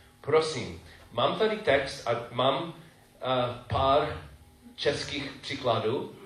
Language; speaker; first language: Czech; non-native, fluent; English